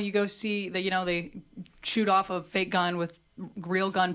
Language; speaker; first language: English; native; English